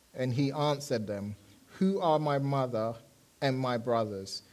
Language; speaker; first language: English; native; English